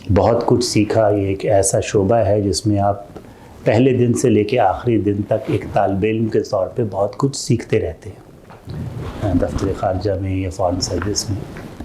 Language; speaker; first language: Urdu; non-native, local second language; Saraiki